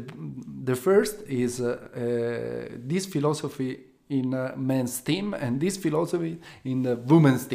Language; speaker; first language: English; non-native, learner; Italian